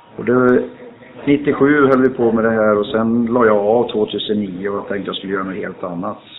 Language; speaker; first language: Swedish; native; Swedish